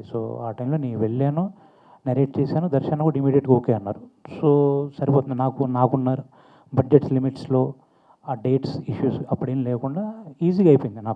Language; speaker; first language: Telugu; native; Telugu